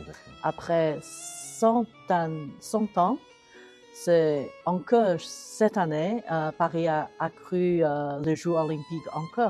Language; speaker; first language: French; non-native, learner; Chinese